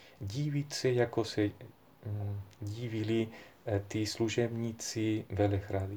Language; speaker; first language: Czech; non-native, fluent; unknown